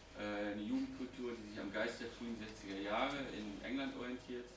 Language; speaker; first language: German; native; German